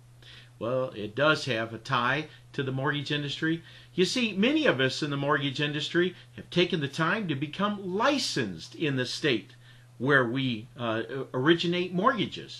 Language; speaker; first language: English; native; English